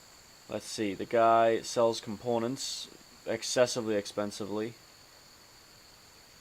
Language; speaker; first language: English; native; English